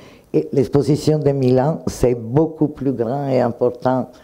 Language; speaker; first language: French; non-native, fluent; Italian